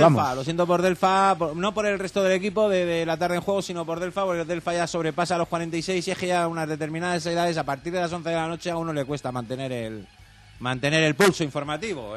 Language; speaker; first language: Spanish; native; Spanish